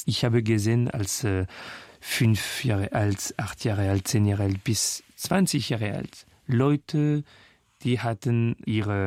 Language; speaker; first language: German; non-native, fluent; French